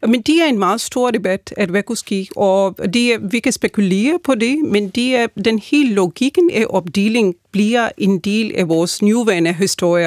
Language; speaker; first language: Danish; non-native, fluent; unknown